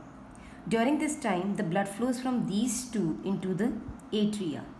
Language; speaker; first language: English; non-native, local second language; Hindi